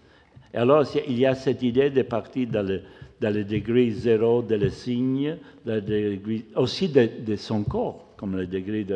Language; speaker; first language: French; non-native, fluent; Italian